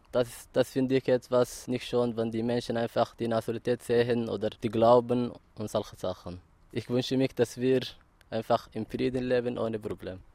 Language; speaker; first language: German; non-native, learner; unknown